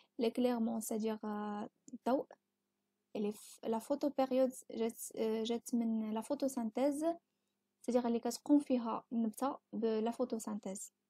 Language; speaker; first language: French; non-native, local second language; Arabic